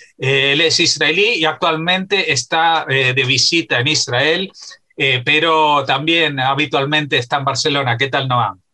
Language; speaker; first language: Spanish; native; Spanish